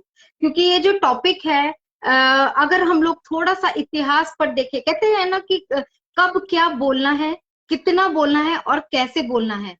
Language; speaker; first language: Hindi; native; Hindi